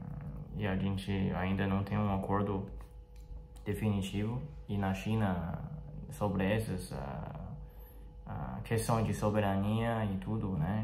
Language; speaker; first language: Portuguese; non-native, fluent; Chinese